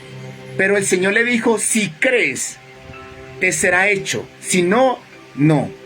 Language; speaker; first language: Spanish; native; Spanish